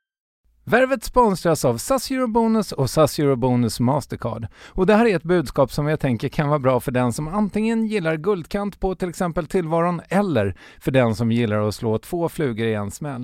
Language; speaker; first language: Swedish; native; Swedish